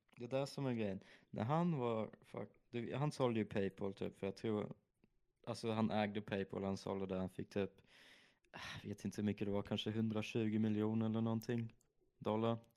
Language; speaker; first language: Swedish; early bilingual, other home language; German